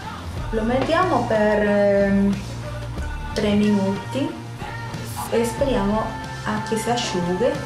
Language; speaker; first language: Italian; non-native, fluent; Spanish